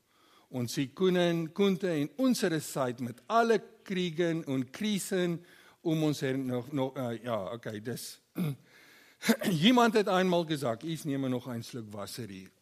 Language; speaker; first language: German; non-native, learner; Afrikaans